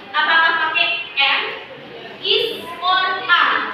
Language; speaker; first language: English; non-native, learner; Indonesian